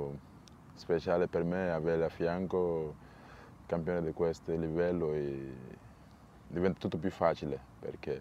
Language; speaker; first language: Italian; non-native, fluent; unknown